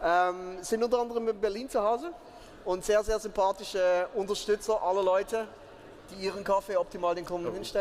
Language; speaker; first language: German; native; German